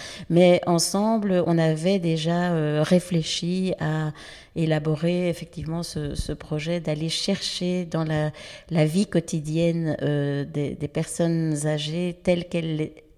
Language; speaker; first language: French; native; French